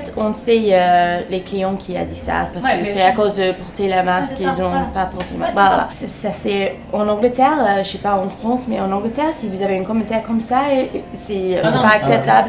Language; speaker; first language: French; non-native, learner; English